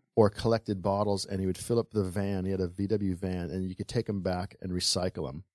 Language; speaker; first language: English; native; English